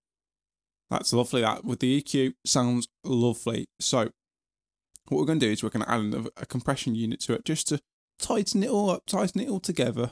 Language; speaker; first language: English; native; English